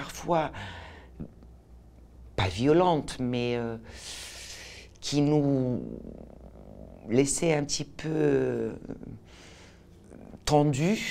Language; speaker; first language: French; non-native, fluent; Portuguese